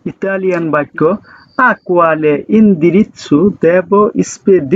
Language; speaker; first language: Italian; non-native, learner; Bangla